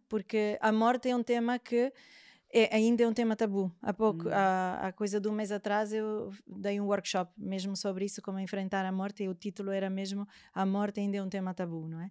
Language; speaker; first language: Portuguese; native; Portuguese